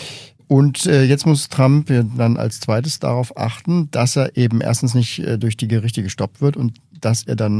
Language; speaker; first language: German; native; German